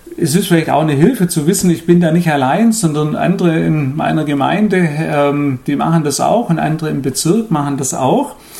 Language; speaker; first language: German; native; German